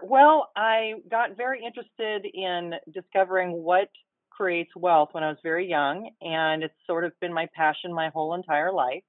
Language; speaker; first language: English; native; English